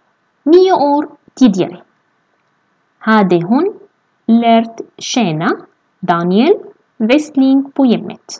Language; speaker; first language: Swedish; non-native, fluent; Arabic